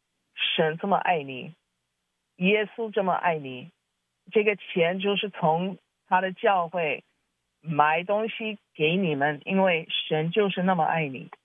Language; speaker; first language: Chinese; early bilingual, heritage; Chinese